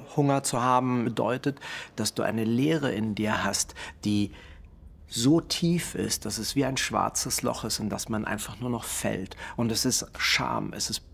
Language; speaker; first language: German; native; German